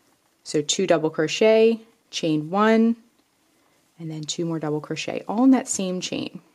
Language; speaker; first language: English; native; English